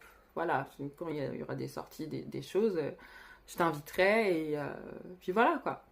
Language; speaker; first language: French; native; French